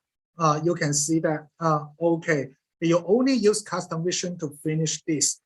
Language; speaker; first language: English; non-native, learner; Cantonese